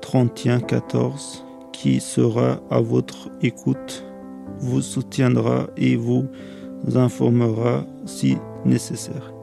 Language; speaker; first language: French; early bilingual, other home language; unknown